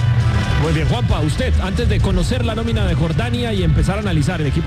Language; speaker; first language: Spanish; native; Spanish